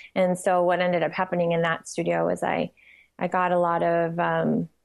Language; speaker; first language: English; native; English